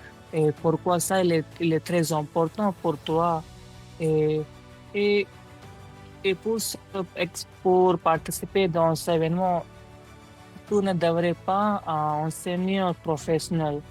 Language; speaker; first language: French; non-native, learner; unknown